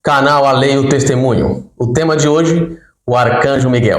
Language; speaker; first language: Portuguese; native; Portuguese